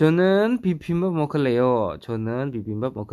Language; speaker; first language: Korean; non-native, fluent; Indonesian